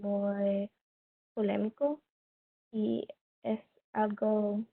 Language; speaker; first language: Spanish; non-native, learner; English